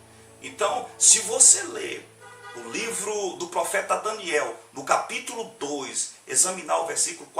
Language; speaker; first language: Portuguese; native; Portuguese